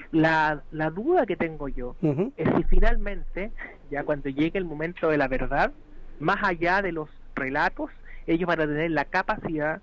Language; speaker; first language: Spanish; native; Spanish